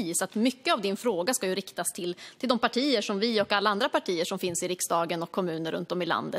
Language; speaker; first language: Swedish; native; Swedish